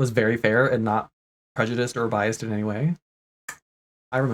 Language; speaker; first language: English; native; English